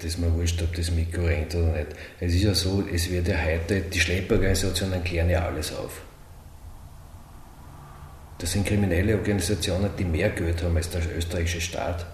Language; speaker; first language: German; native; German